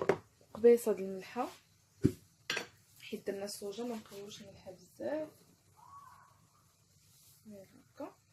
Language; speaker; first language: Arabic; native; Arabic